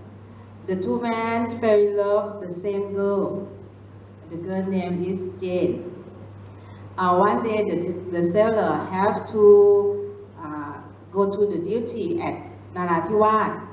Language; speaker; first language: English; non-native, learner; Thai